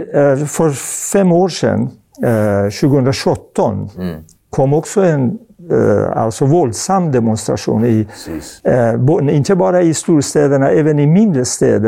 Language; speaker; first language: Swedish; non-native, fluent; Persian